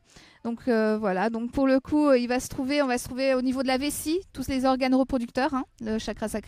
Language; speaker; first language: French; native; French